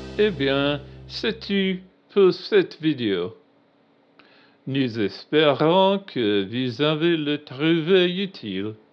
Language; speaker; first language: French; non-native, learner; English